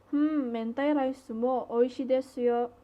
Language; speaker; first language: Japanese; non-native, learner; Indonesian